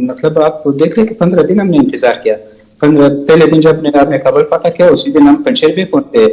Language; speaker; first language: Urdu; non-native, fluent; Pashto